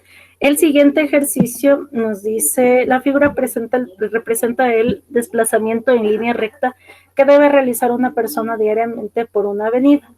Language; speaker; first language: Spanish; native; Spanish